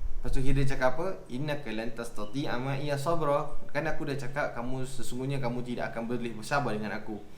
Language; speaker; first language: Malay; native; Malay